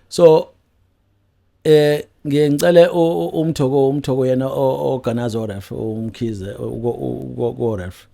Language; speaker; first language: Zulu; native; Zulu